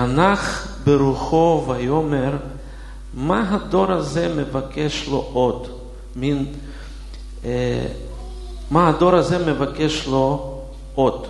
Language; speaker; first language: Hebrew; non-native, fluent; Russian